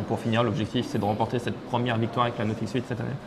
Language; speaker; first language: French; native; French